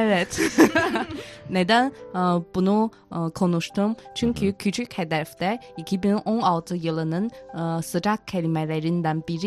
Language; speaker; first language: Turkish; non-native, fluent; Chinese